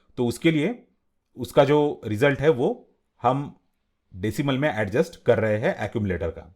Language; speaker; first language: Hindi; non-native, local second language; Marathi